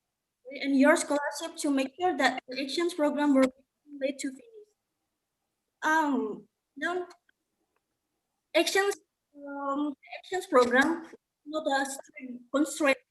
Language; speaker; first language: English; non-native, learner; Indonesian